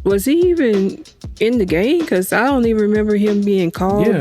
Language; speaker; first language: English; native; English